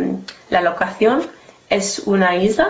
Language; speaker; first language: Spanish; non-native, learner; English